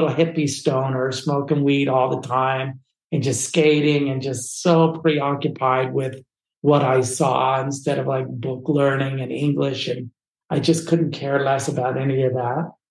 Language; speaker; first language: English; native; English